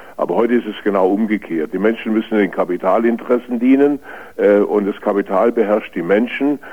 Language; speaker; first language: German; native; German